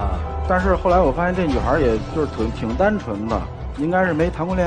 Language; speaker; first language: Chinese; native; Chinese